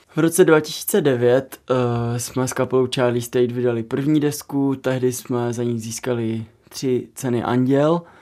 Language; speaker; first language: Czech; native; Czech